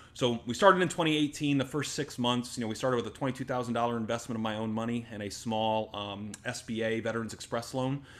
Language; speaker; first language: English; native; English